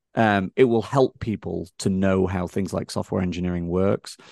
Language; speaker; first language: English; native; English